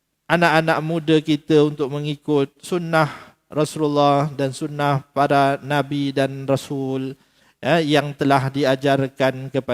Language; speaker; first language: Malay; native; Malay